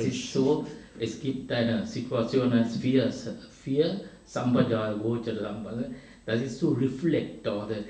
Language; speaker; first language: German; non-native, fluent; Sinhala